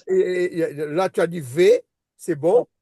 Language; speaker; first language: French; native; French